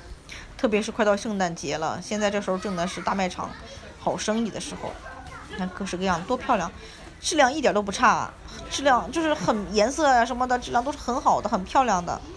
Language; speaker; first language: Chinese; native; Chinese